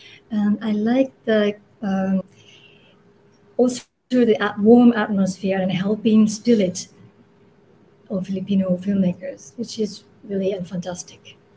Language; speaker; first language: English; non-native, fluent; Japanese